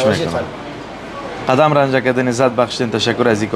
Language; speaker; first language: Persian; native; Persian